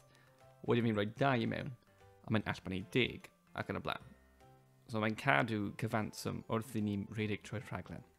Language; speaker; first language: Welsh; native; Welsh